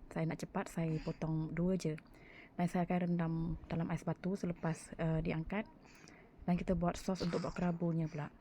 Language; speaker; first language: Malay; native; Malay